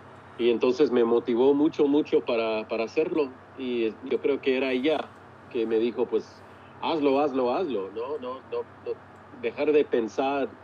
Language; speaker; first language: Spanish; early bilingual, heritage; English